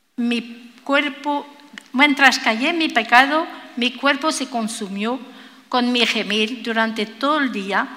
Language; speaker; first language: Spanish; non-native, fluent; French